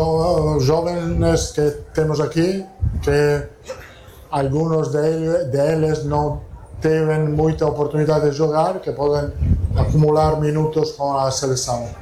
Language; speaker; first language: Portuguese; non-native, fluent; Italian